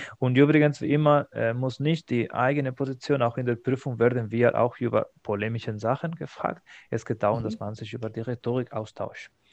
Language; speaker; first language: German; non-native, fluent; Spanish